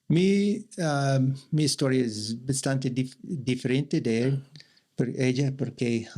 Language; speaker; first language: Spanish; non-native, learner; English